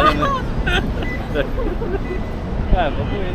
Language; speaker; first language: Portuguese; native; Portuguese